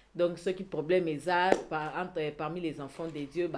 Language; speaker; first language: French; non-native, local second language; Lingala